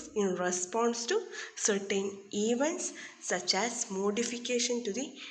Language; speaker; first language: English; non-native, local second language; Malayalam